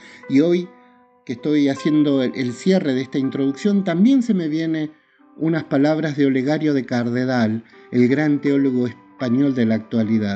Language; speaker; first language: Spanish; native; Spanish